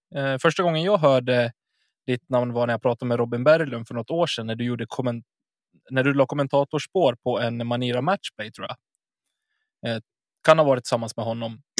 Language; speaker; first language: Swedish; native; Swedish